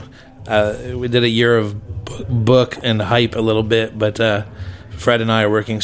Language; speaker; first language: English; native; English